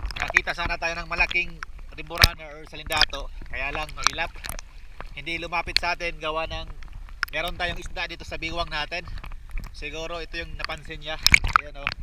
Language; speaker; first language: Filipino; non-native, local second language; Cebuano